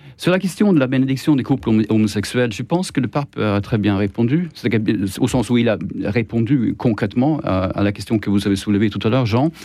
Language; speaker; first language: French; non-native, fluent; Swedish